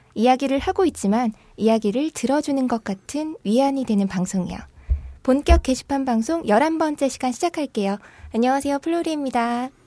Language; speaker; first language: Korean; native; Korean